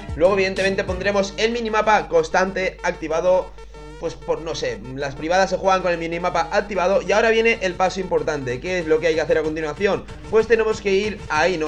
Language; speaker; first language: Spanish; native; Spanish